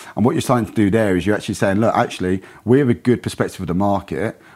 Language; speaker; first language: English; native; English